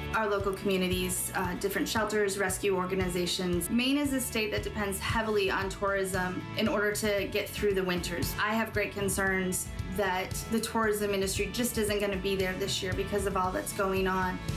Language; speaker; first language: English; native; English